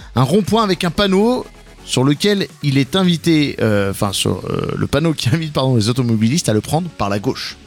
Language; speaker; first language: French; native; French